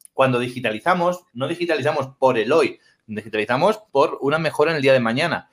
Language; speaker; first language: Spanish; native; Spanish